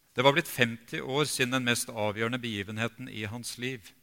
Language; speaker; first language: Norwegian; native; Norwegian